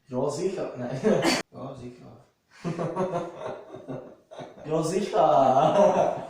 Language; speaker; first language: German; non-native, fluent; Portuguese